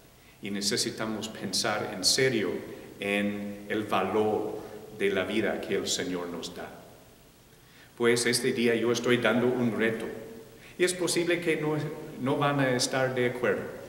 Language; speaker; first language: Spanish; non-native, fluent; English